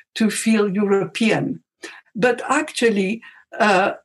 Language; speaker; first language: English; non-native, fluent; Arabic